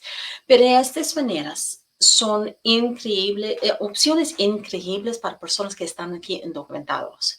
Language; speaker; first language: Spanish; non-native, fluent; English